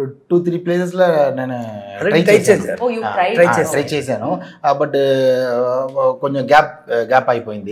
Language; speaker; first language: Telugu; non-native, learner; Tamil